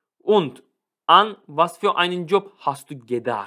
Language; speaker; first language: German; non-native, fluent; Turkish